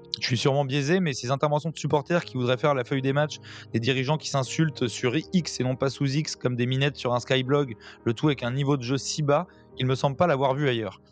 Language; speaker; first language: French; native; French